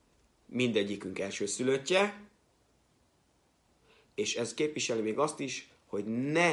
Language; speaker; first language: Hungarian; native; Hungarian